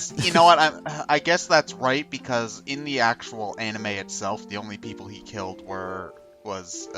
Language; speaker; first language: English; native; English